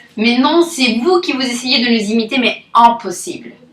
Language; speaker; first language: French; non-native, learner; Italian